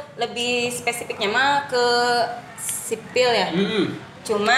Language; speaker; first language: Indonesian; native; Indonesian